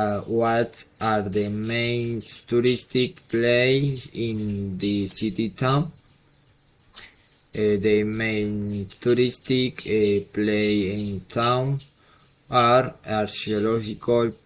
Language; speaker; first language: English; non-native, learner; Spanish